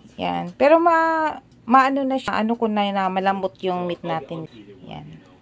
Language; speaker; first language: Filipino; non-native, local second language; Cebuano